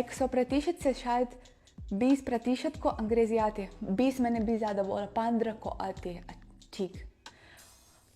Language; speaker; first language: Hindi; non-native, fluent; Russian